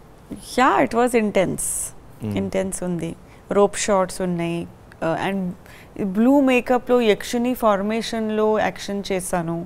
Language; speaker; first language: Telugu; non-native, fluent; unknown